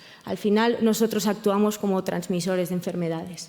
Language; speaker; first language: Spanish; native; Spanish